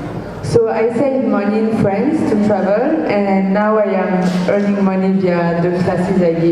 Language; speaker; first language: English; non-native, fluent; French